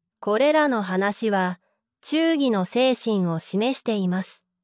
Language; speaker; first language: Japanese; native; Japanese